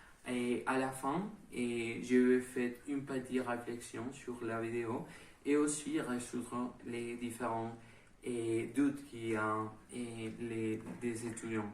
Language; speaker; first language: French; non-native, learner; Spanish